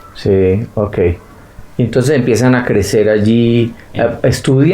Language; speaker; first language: Spanish; native; Spanish